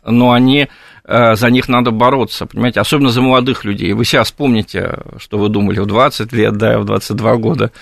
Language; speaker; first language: Russian; native; Russian